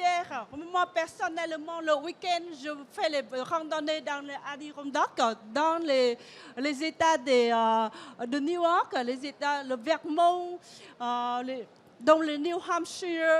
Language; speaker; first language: French; non-native, fluent; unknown